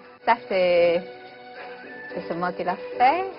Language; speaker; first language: French; non-native, fluent; Chinese